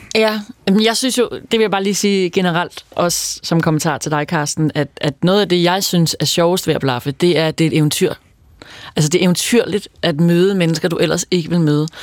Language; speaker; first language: Danish; native; Danish